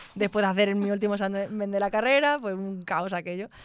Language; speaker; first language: Spanish; native; Spanish